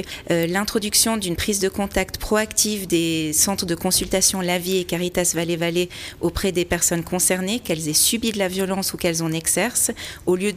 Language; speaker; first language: French; native; French